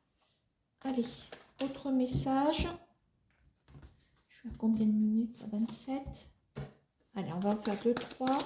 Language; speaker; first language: French; native; French